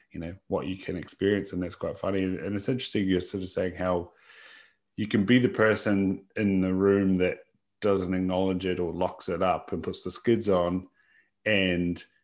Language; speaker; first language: English; native; English